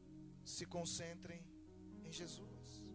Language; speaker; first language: Portuguese; native; Portuguese